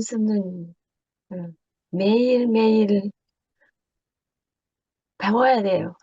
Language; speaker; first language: Korean; non-native, learner; Japanese